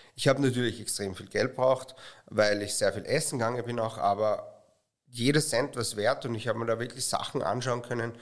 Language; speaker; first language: German; native; German